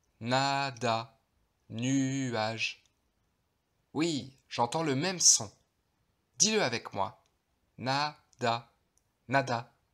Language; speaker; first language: French; non-native, local second language; Arabic